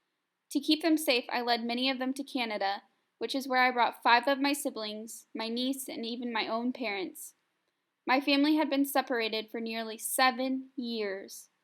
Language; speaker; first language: English; native; English